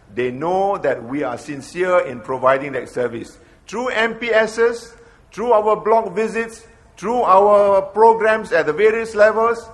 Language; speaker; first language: English; non-native, local second language; Malay